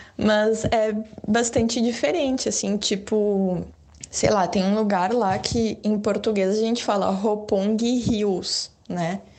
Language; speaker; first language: Portuguese; native; Portuguese